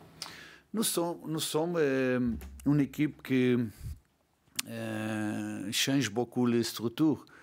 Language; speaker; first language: French; non-native, learner; Portuguese